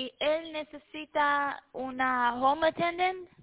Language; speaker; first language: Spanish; early bilingual, heritage; Spanish